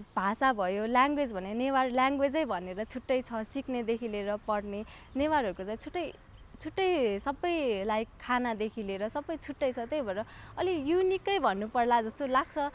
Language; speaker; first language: Nepali; native; Nepali